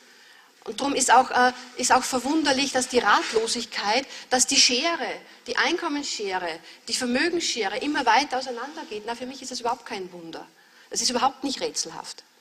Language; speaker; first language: German; native; German